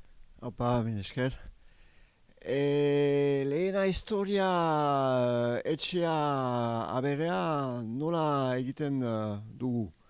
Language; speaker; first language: Basque; non-native, learner; French